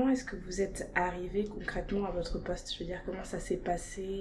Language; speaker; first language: French; native; French